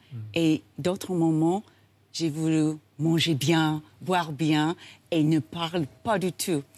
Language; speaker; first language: French; non-native, learner; English